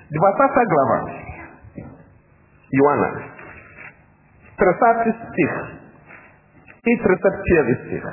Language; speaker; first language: Russian; non-native, learner; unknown